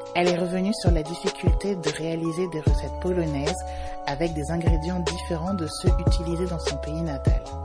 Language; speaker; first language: French; native; French